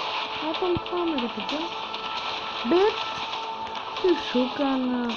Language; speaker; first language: Greek; native; Greek